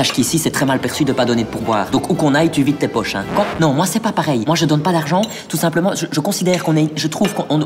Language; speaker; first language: French; native; French